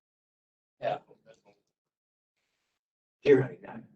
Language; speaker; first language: English; native; English